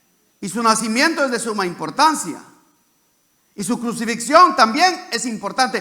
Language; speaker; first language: Spanish; native; Spanish